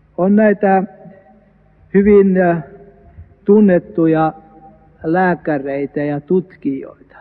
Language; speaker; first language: Finnish; non-native, local second language; Swedish